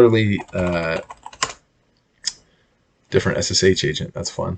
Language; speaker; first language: English; native; English